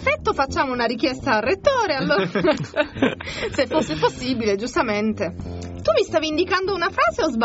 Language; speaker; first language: Italian; native; Italian